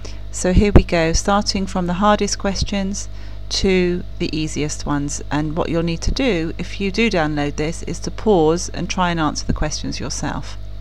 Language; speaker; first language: English; native; English